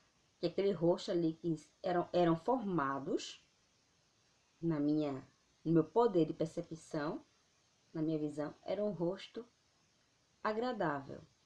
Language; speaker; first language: Portuguese; native; Portuguese